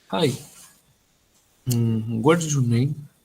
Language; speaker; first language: English; non-native, learner; Spanish